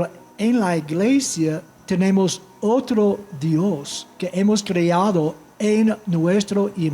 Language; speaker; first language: Spanish; non-native, fluent; English